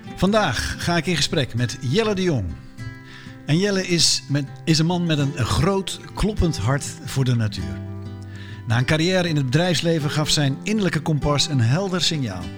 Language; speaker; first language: Dutch; native; Dutch